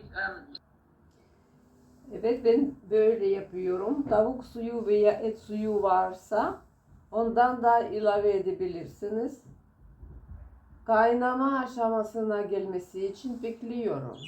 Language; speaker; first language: Turkish; non-native, learner; Ukrainian